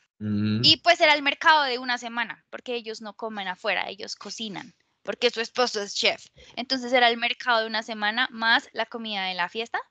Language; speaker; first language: Spanish; native; Spanish